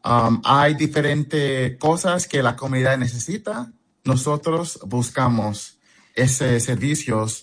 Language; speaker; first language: Spanish; early bilingual, heritage; English